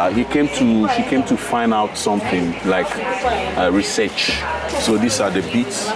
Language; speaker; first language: English; non-native, local second language; Akan